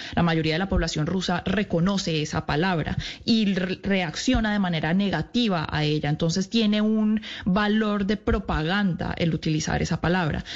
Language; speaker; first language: Spanish; native; Spanish